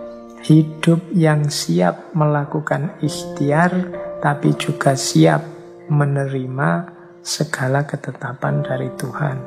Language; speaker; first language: Indonesian; native; Indonesian